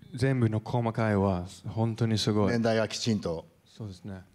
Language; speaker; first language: Japanese; non-native, fluent; English